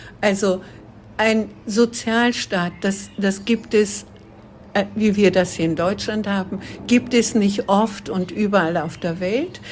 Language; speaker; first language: German; early bilingual, other home language; Kurdish